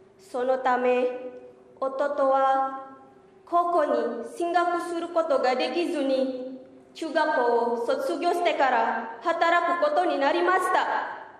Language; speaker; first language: Japanese; non-native, fluent; Indonesian